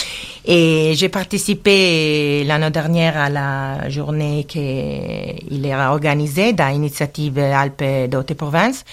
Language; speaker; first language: French; non-native, learner; Italian